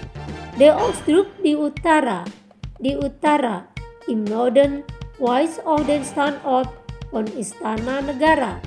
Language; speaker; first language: German; non-native, fluent; Indonesian